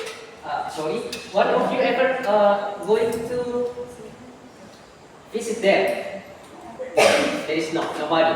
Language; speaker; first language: English; non-native, learner; Indonesian